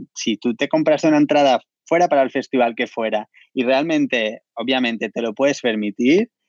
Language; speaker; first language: Spanish; native; Spanish